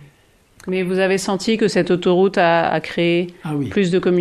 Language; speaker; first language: French; native; French